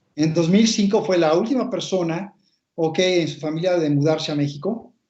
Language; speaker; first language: Spanish; native; Spanish